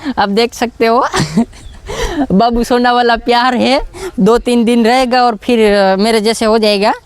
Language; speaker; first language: Hindi; non-native, local second language; Gujarati